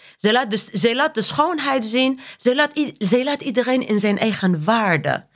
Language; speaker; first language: Dutch; non-native, fluent; Arabic